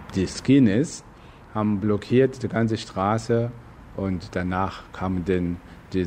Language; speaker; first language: German; non-native, fluent; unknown